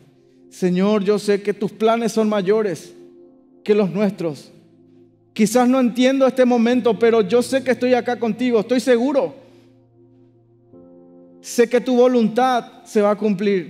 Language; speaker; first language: Spanish; native; Spanish